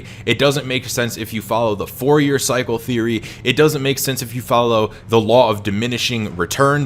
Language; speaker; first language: English; native; English